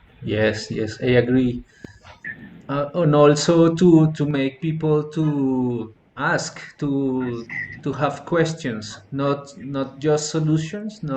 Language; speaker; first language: English; non-native, fluent; Spanish